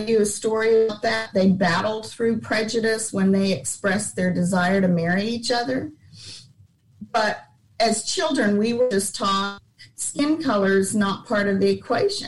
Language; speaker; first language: English; native; English